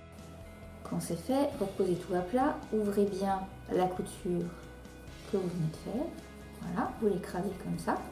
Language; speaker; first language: French; native; French